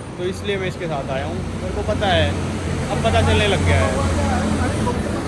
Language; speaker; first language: Hindi; native; Hindi